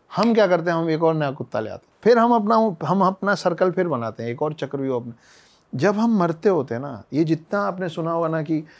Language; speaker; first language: Hindi; native; Hindi